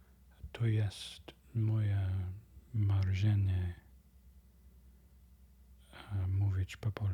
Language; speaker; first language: Polish; non-native, learner; English